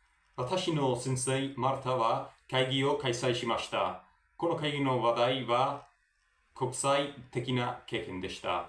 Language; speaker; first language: Japanese; non-native, learner; Spanish